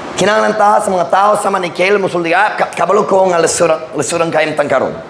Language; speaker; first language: Cebuano; non-native, fluent; English